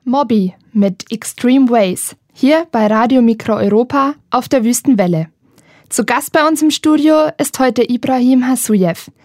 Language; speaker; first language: German; native; German